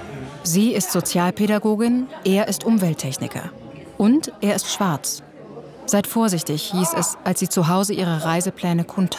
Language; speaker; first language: German; native; German